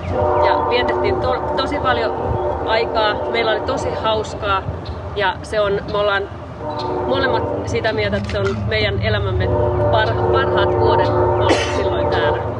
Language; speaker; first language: Finnish; native; Finnish